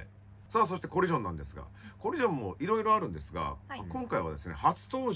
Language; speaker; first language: Japanese; native; Japanese